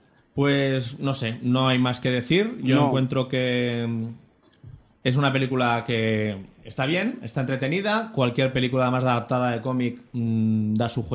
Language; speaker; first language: Spanish; native; Spanish